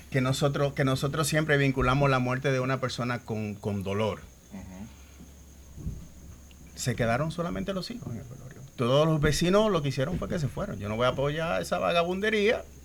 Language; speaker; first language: Spanish; native; Spanish